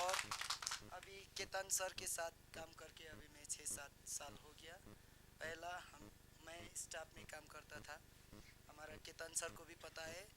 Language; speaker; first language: Hindi; non-native, fluent; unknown